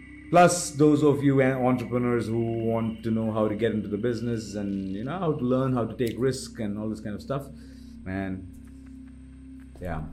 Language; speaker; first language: English; non-native, local second language; Malayalam